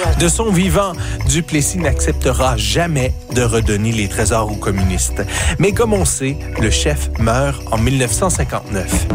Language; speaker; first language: French; native; French